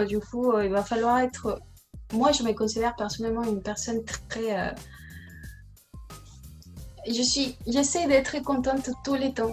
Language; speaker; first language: French; non-native, learner; Spanish